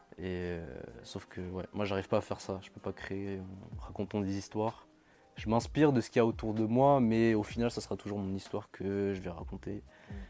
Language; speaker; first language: French; non-native, local second language; Malagasy